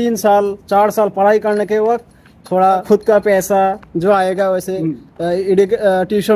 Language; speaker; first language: Hindi; non-native, fluent; Bangla